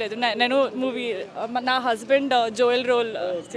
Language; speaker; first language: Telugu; non-native, learner; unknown